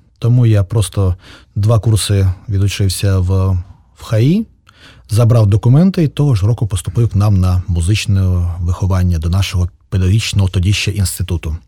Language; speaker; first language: Ukrainian; native; Ukrainian